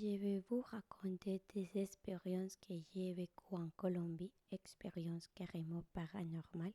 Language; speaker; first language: French; non-native, learner; Spanish